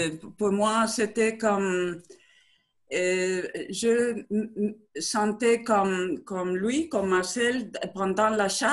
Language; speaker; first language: French; non-native, learner; Spanish